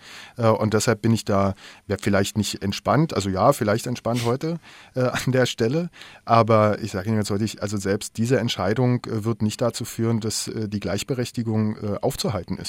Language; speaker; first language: German; native; German